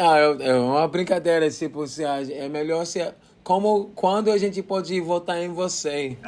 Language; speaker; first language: Portuguese; non-native, learner; English